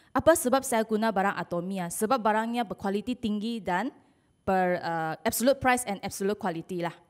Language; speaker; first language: Malay; non-native, local second language; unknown